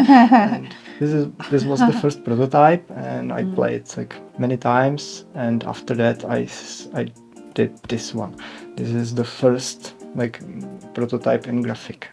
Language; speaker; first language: English; non-native, learner; Czech